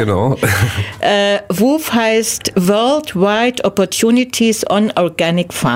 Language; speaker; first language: German; native; German